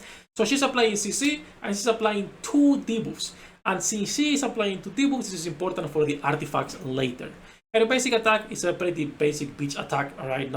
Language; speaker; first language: English; non-native, fluent; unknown